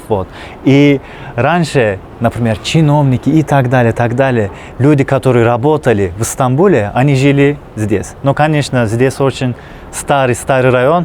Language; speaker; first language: Russian; non-native, fluent; Turkish